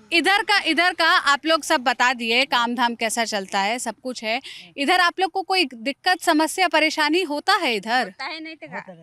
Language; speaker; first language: Hindi; native; Hindi